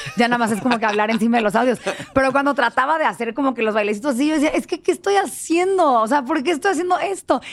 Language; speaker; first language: Spanish; early bilingual, heritage; Spanish